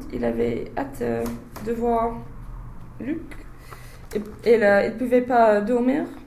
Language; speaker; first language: French; non-native, learner; English